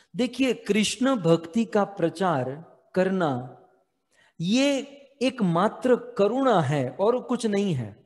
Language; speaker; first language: Hindi; native; Hindi